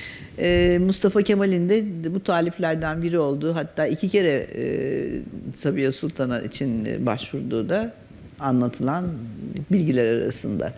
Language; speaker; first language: Turkish; native; Turkish